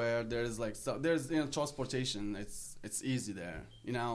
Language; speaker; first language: English; non-native, fluent; Arabic